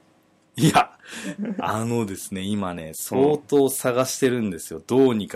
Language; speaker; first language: Japanese; native; Japanese